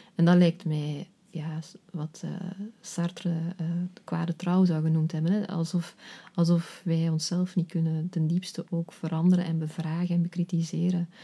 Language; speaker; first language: Dutch; native; Dutch